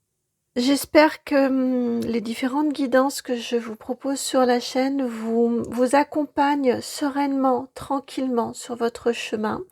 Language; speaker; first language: French; native; French